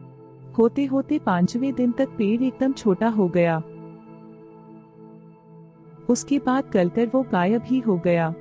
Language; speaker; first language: Hindi; native; Hindi